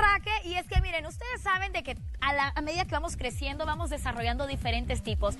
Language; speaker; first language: Spanish; native; Spanish